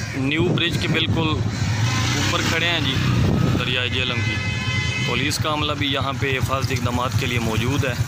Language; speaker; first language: Urdu; non-native, local second language; Punjabi